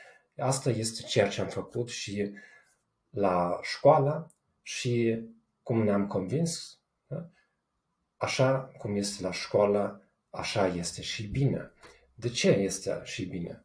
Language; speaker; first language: Romanian; non-native, fluent; German